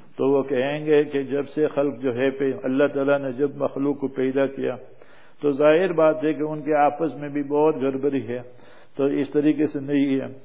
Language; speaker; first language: Urdu; non-native, fluent; English